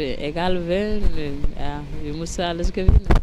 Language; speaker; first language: German; non-native, learner; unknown